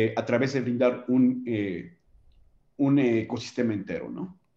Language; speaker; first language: Spanish; native; Spanish